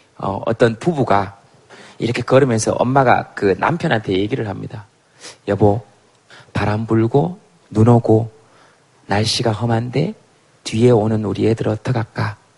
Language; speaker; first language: Korean; native; Korean